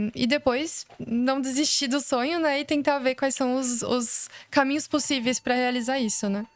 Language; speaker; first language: Portuguese; native; Portuguese